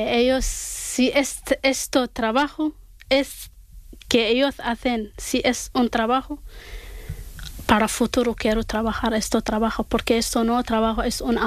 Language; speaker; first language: Spanish; non-native, learner; Arabic